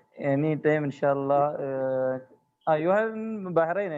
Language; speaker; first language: English; non-native, learner; Malayalam